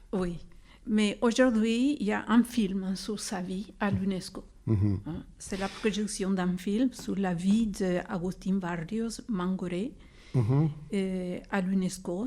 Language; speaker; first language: French; non-native, fluent; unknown